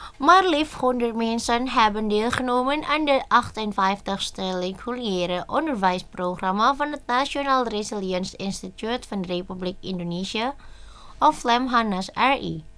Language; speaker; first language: Dutch; non-native, fluent; Indonesian